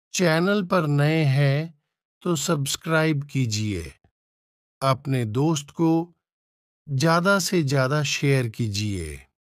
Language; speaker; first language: Hindi; native; Hindi